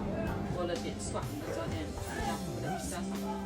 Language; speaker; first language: Chinese; native; Chinese